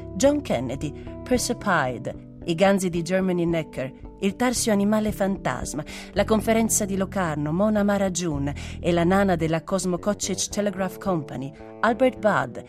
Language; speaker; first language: Italian; native; Italian